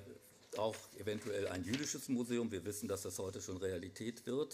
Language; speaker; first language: German; native; German